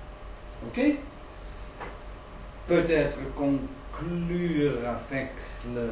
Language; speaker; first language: French; non-native, learner; Dutch